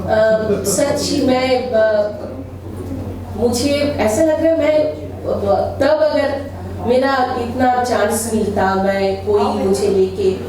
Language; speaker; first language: Hindi; non-native, local second language; Bangla